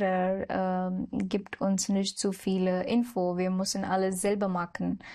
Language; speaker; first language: German; non-native, learner; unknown